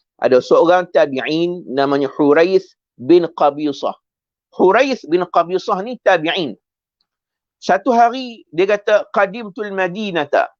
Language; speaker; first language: Malay; native; Malay